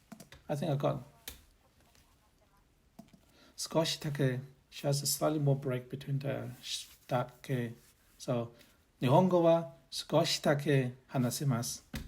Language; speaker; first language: Japanese; non-native, learner; English